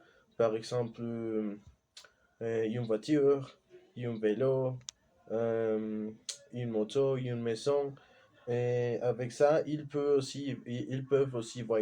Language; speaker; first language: French; non-native, learner; Spanish